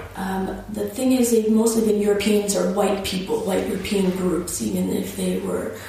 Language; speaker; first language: German; non-native, fluent; English